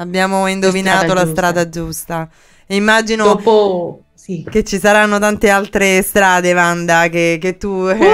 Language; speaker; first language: Italian; native; Italian